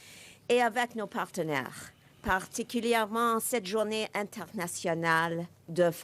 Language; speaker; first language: French; non-native, fluent; English